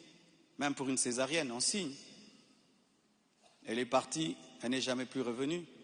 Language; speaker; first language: French; non-native, local second language; Lingala